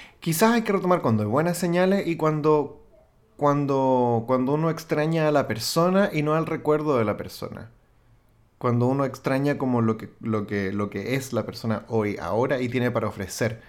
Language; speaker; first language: Spanish; native; Spanish